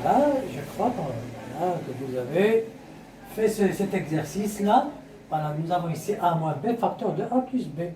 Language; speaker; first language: French; non-native, local second language; Arabic